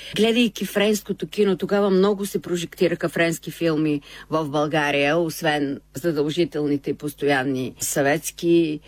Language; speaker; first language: Bulgarian; native; Bulgarian